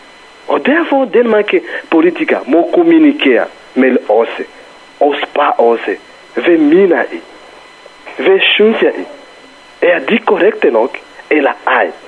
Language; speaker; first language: Danish; non-native, fluent; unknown